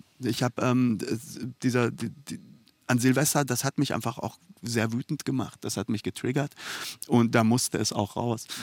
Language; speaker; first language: German; early bilingual, other home language; Persian